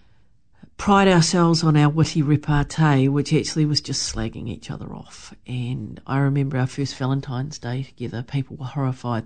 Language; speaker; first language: English; native; English